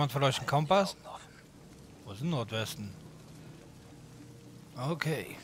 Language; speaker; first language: German; native; German